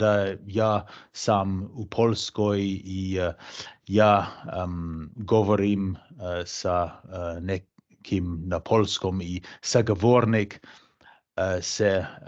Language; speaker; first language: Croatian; non-native, fluent; English